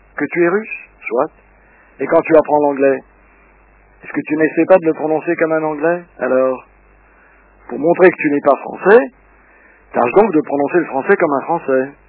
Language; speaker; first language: French; early bilingual, other home language; Russian